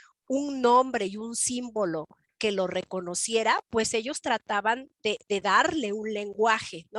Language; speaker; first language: Spanish; native; Spanish